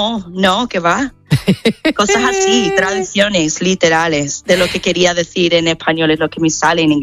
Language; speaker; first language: Spanish; non-native, fluent; English